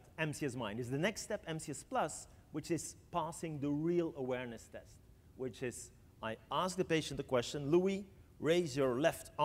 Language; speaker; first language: English; non-native, fluent; French